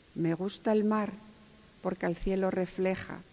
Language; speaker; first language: Spanish; native; Spanish